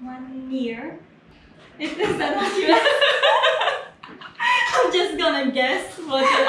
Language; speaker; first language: English; non-native, fluent; Hebrew